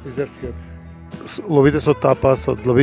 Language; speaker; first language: Macedonian; native; Macedonian